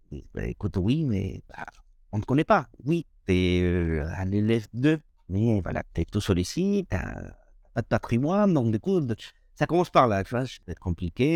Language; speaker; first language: French; non-native, fluent; Spanish